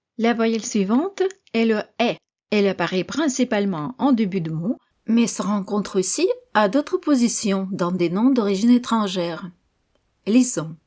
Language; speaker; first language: French; non-native, fluent; Russian